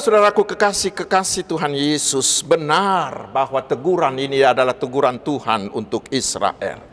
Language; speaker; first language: Indonesian; non-native, local second language; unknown